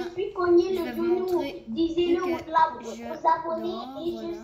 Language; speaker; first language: French; native; French